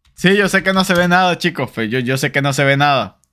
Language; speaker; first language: Spanish; native; Spanish